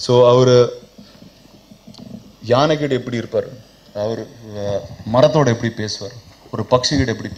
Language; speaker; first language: Tamil; non-native, local second language; Telugu